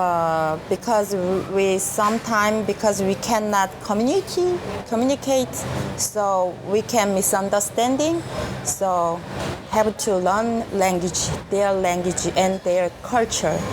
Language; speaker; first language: English; non-native, learner; Korean